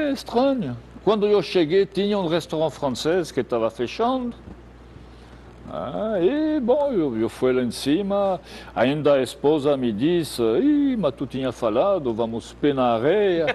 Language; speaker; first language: Portuguese; non-native, fluent; French